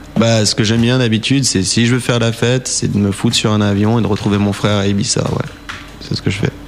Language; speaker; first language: French; early bilingual, heritage; French